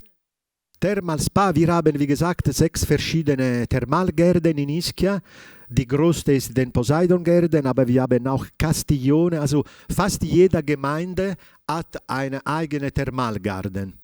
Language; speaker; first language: German; non-native, fluent; Italian